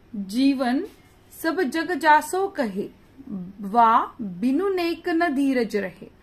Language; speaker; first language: Hindi; non-native, local second language; Marathi